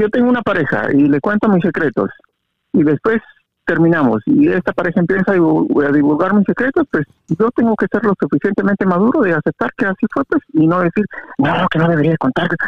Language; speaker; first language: Spanish; native; Spanish